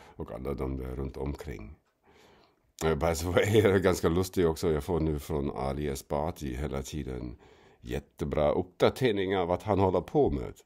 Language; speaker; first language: Swedish; non-native, fluent; German